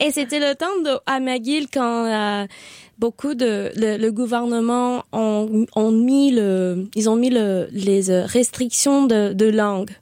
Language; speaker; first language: French; non-native, local second language; Spanish